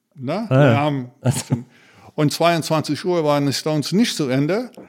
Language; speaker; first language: German; non-native, fluent; English